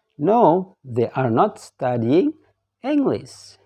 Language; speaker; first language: English; non-native, fluent; Indonesian